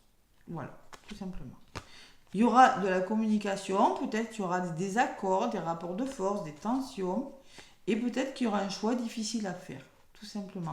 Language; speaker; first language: French; native; French